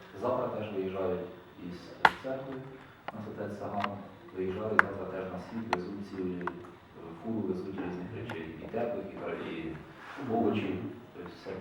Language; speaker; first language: Ukrainian; native; Ukrainian